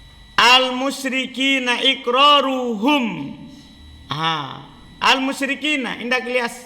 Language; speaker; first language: Arabic; non-native, fluent; Indonesian